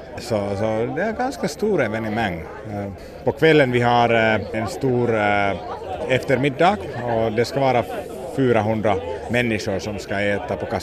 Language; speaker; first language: Swedish; non-native, local second language; Finnish